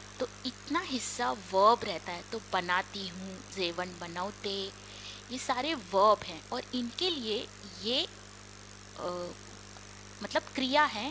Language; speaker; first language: Hindi; non-native, local second language; Marathi